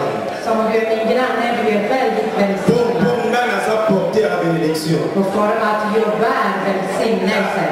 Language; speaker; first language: Swedish; non-native, fluent; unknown